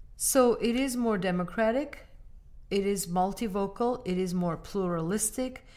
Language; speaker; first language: English; non-native, fluent; Armenian